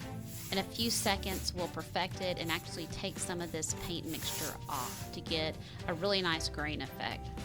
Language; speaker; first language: English; native; English